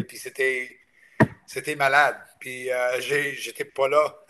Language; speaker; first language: French; non-native, local second language; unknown